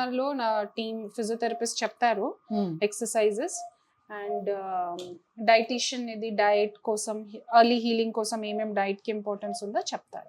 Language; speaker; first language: Telugu; non-native, learner; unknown